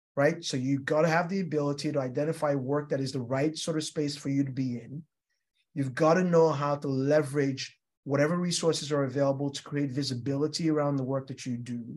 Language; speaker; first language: English; non-native, local second language; Yoruba